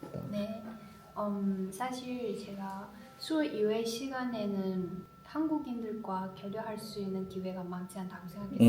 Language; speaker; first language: Korean; non-native, learner; Chinese